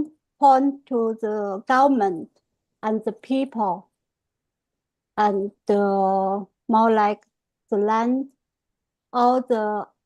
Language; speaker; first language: English; non-native, fluent; Chinese